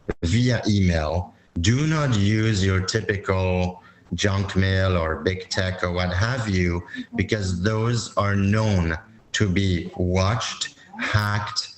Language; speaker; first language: English; non-native, fluent; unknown